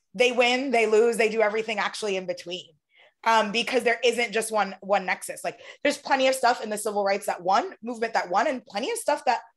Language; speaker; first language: English; native; English